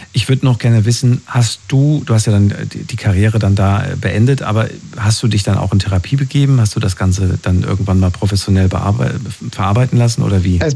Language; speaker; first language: German; native; German